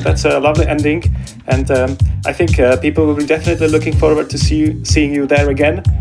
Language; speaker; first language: English; non-native, fluent; Czech